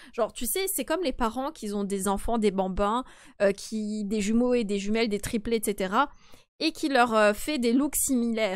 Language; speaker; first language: French; native; French